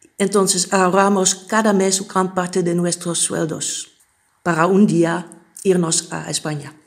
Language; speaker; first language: Spanish; non-native, fluent; Dutch